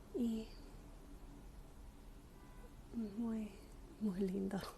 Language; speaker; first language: Spanish; non-native, learner; English